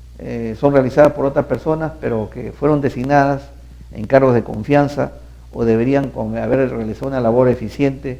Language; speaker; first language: Spanish; native; Spanish